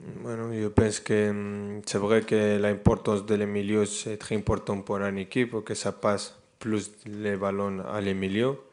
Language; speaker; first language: French; non-native, fluent; Spanish